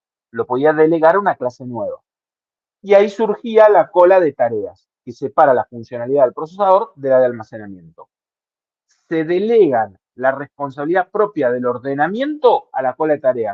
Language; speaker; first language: Spanish; native; Spanish